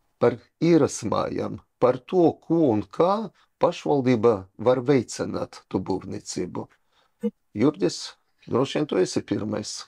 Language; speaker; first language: Latvian; non-native, local second language; Russian